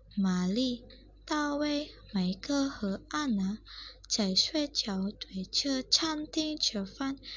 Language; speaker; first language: Chinese; non-native, learner; Indonesian